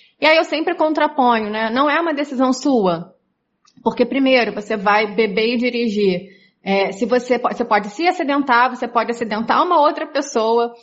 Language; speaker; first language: Portuguese; native; Portuguese